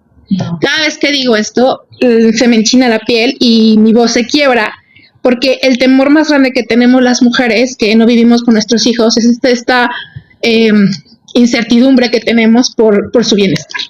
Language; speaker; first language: Spanish; native; Spanish